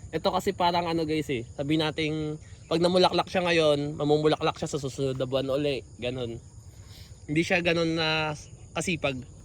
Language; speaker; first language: Filipino; native; Filipino